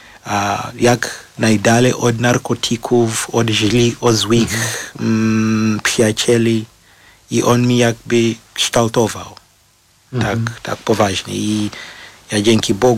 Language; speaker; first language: Polish; non-native, fluent; Shona